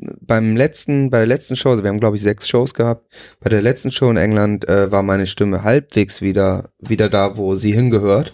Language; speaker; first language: German; native; German